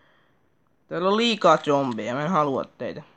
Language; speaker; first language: Finnish; native; Finnish